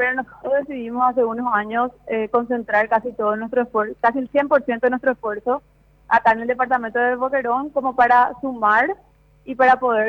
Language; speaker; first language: Spanish; native; Spanish